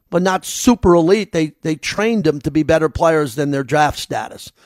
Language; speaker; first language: English; native; English